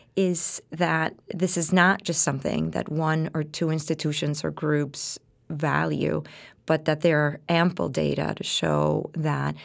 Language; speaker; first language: English; non-native, fluent; Spanish